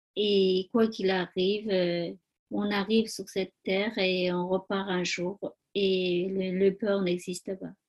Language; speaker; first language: French; non-native, learner; Tibetan